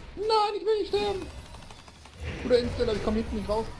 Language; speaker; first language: German; native; German